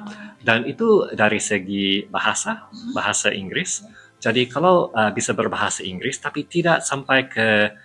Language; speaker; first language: Indonesian; non-native, fluent; English